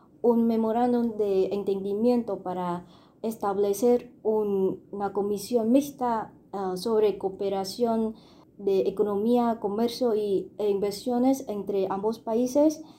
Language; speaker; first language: Spanish; non-native, fluent; Vietnamese